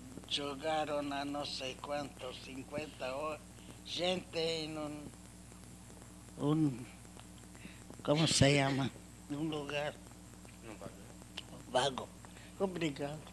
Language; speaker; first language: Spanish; non-native, learner; Hungarian